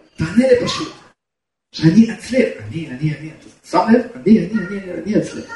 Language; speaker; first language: Hebrew; non-native, fluent; Russian